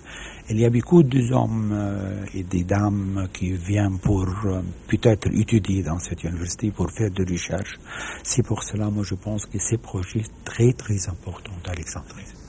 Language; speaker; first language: French; non-native, learner; Arabic